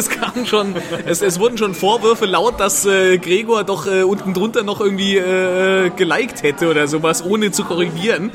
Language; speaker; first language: German; native; German